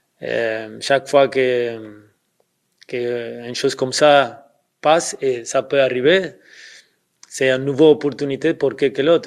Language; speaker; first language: French; non-native, fluent; Spanish